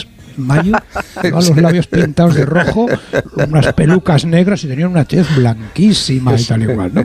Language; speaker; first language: Spanish; native; Spanish